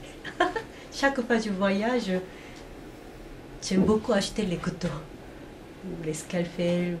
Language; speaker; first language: French; non-native, fluent; Korean